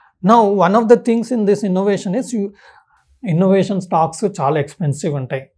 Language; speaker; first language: English; non-native, local second language; Telugu